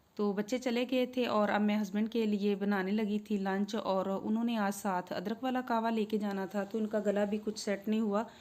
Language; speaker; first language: Urdu; non-native, local second language; Punjabi